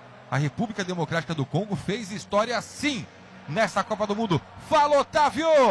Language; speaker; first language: Portuguese; native; Portuguese